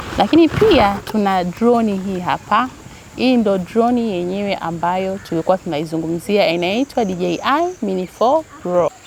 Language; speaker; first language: Swahili; native; Swahili